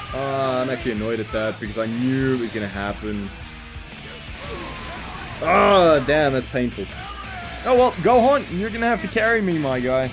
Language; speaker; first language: English; native; English